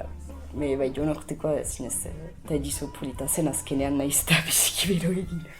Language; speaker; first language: Basque; native; Basque